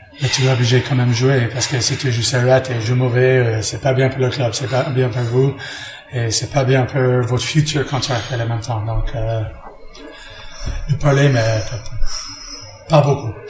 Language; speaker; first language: French; non-native, learner; English